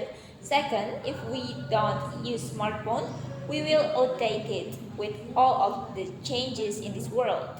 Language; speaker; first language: English; non-native, learner; Indonesian